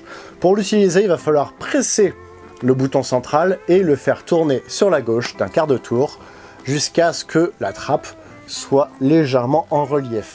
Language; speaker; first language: French; native; French